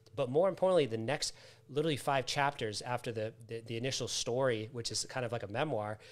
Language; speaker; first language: English; native; English